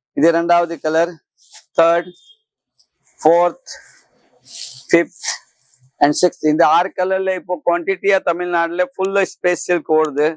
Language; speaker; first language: Tamil; non-native, fluent; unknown